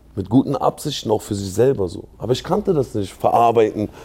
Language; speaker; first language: German; native; German